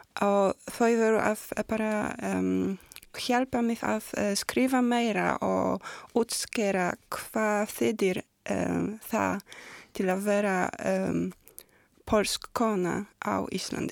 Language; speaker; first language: Icelandic; non-native, learner; Polish